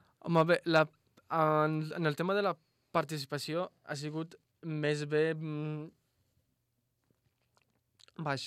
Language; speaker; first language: Catalan; non-native, fluent; Arabic